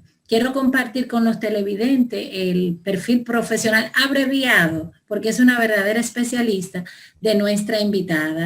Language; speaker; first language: Spanish; native; Spanish